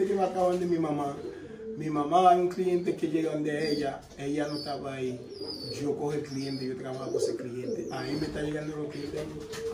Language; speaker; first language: Spanish; non-native, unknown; Haitian Creole